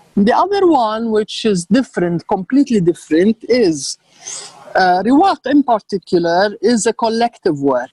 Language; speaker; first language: English; non-native, fluent; Arabic